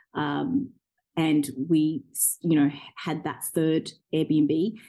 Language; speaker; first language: English; early bilingual, other home language; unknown